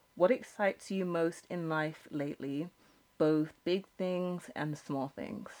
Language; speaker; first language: English; native; English